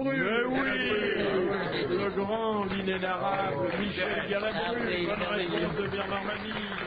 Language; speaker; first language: French; native; French